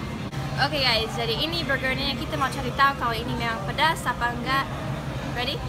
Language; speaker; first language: Indonesian; non-native, fluent; English